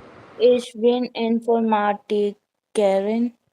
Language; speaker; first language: German; non-native, learner; Hindi